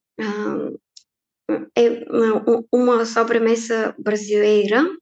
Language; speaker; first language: Portuguese; non-native, fluent; Bulgarian